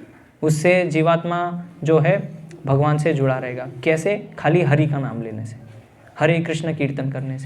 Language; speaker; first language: Hindi; native; Hindi